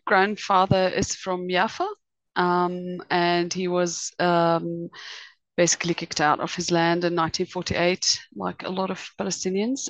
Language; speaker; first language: English; native; English